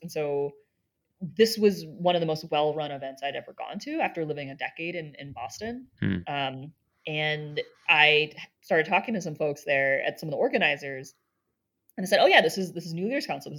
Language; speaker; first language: English; native; English